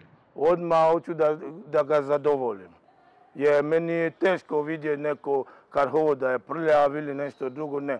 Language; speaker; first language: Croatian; non-native, learner; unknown